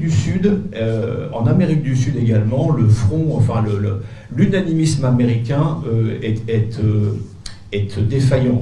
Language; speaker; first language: French; native; French